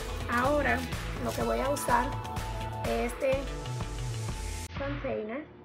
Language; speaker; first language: Spanish; early bilingual, heritage; Spanish